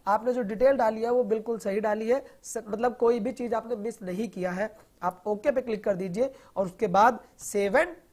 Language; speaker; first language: Hindi; non-native, local second language; Punjabi